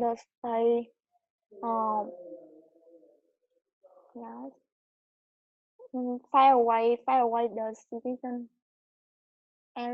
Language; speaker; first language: English; non-native, learner; Vietnamese